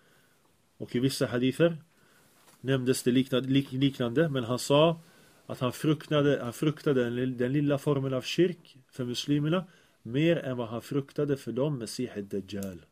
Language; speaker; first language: Swedish; early bilingual, other home language; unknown